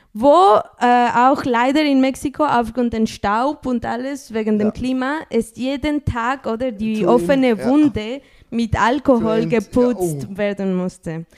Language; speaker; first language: German; non-native, fluent; Spanish